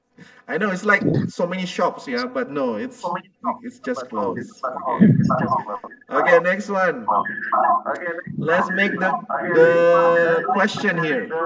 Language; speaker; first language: English; non-native, fluent; Indonesian